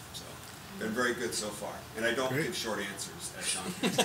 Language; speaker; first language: English; native; English